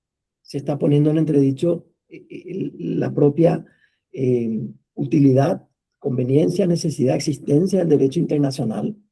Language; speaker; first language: Spanish; native; Spanish